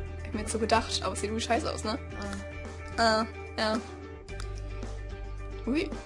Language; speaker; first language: German; native; German